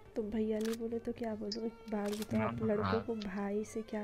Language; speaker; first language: Hindi; native; Hindi